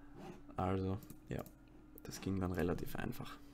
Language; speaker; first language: German; native; German